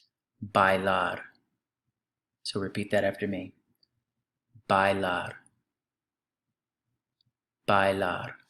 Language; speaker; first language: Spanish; non-native, fluent; English